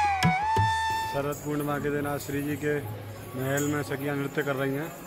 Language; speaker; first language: Hindi; native; Hindi